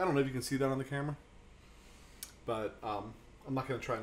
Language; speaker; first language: English; native; English